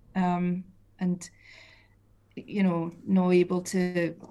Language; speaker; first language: English; native; English